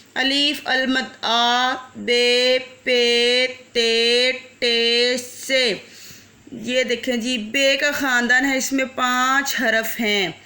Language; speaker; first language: Urdu; native; Urdu